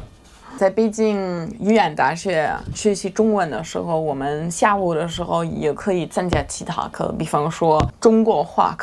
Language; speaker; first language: Chinese; non-native, fluent; German